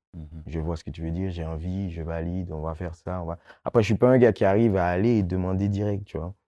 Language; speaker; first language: French; non-native, local second language; Guadeloupean Creole French